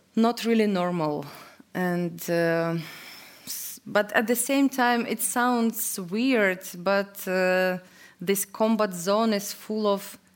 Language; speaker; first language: English; non-native, fluent; Ukrainian